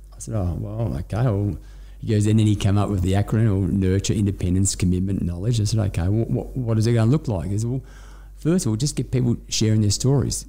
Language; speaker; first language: English; native; English